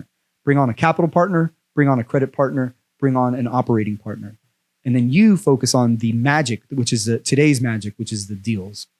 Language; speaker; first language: English; native; English